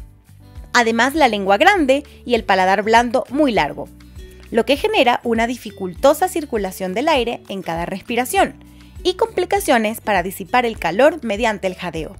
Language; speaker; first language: Spanish; native; Spanish